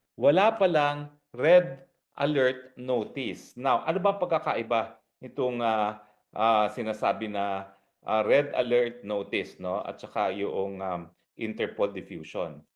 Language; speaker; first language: Filipino; native; Filipino